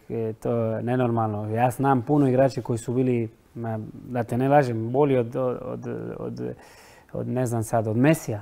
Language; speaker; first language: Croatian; non-native, fluent; Spanish